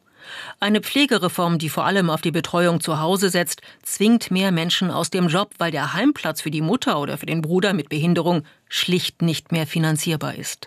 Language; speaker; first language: German; native; German